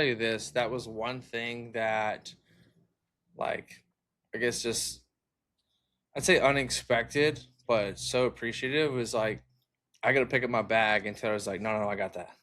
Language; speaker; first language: English; native; English